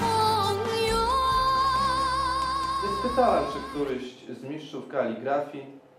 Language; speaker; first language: Chinese; non-native, learner; Polish